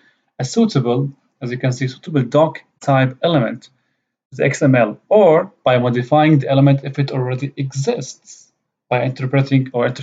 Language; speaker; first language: English; non-native, fluent; Arabic